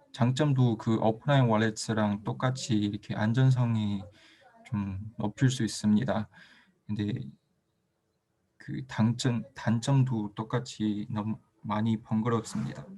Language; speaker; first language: Korean; non-native, fluent; Chinese